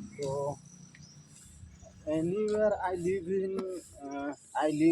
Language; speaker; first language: English; non-native, learner; Hindi